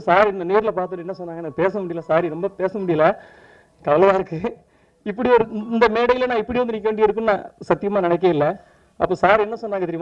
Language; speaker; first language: Tamil; native; Tamil